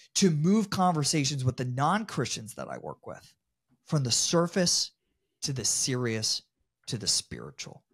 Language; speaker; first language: English; native; English